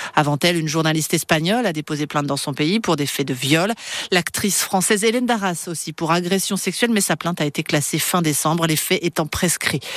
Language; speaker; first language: French; native; French